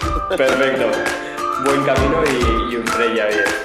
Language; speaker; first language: Spanish; native; Spanish